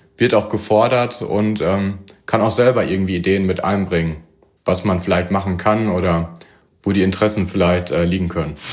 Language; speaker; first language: German; native; German